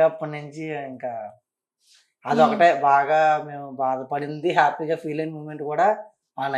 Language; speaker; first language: Telugu; native; Telugu